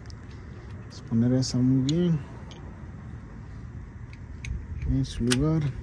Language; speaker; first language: Spanish; early bilingual, heritage; Spanish